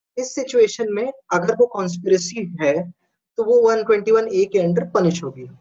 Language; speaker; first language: Hindi; native; Hindi